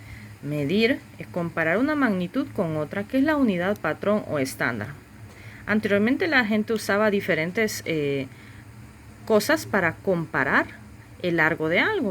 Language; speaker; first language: Spanish; native; Spanish